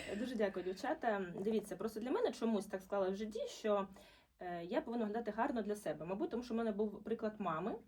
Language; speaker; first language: Ukrainian; non-native, local second language; Russian